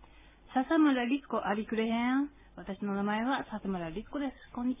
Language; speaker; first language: Japanese; native; Japanese